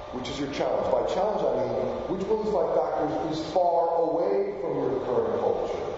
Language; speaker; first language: English; non-native, fluent; Spanish